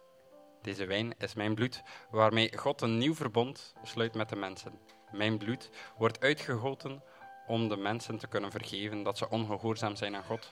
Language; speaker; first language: Dutch; native; Dutch